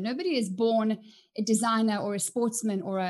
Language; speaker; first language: English; native; English